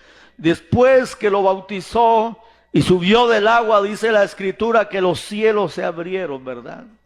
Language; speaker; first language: Spanish; native; Spanish